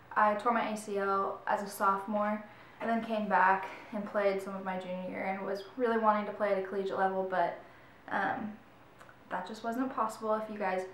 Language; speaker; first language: English; native; English